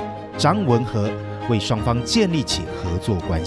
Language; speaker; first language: Chinese; native; Chinese